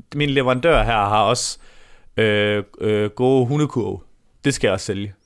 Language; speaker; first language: Danish; native; Danish